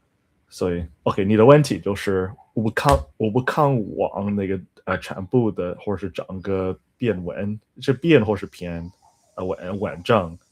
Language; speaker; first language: Chinese; non-native, learner; English